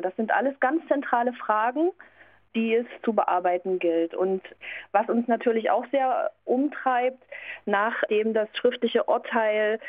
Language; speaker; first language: German; native; German